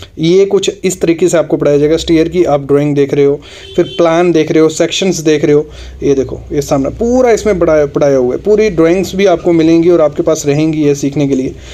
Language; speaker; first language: Hindi; native; Hindi